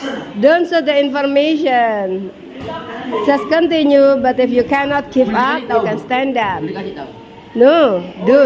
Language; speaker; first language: English; non-native, fluent; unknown